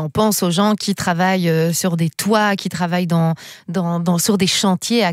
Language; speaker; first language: French; native; French